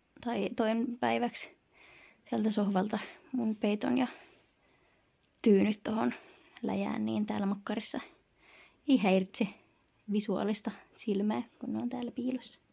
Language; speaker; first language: Finnish; native; Finnish